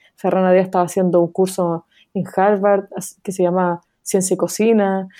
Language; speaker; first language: Spanish; native; Spanish